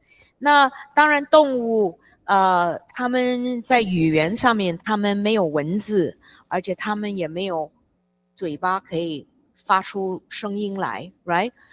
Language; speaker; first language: Chinese; early bilingual, heritage; English